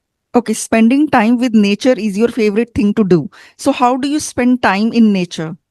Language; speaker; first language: English; non-native, fluent; Hindi